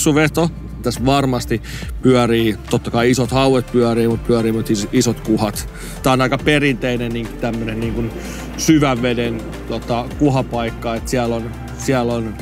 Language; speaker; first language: Finnish; native; Finnish